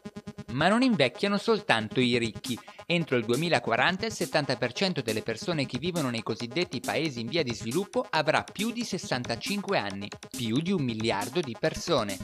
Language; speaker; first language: Italian; native; Italian